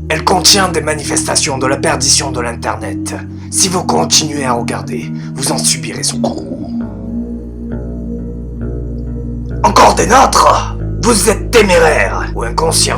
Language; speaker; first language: French; native; French